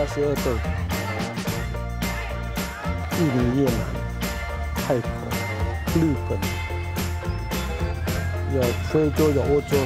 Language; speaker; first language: Chinese; non-native, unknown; Thai